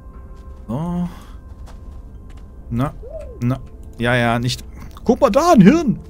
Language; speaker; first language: German; native; German